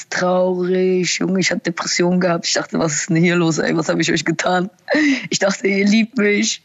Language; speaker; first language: German; early bilingual, other home language; Russian